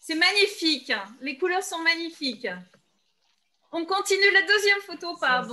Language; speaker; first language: French; non-native, fluent; Turkish